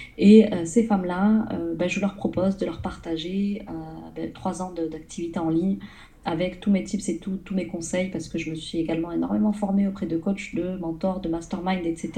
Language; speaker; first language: French; early bilingual, other home language; Arabic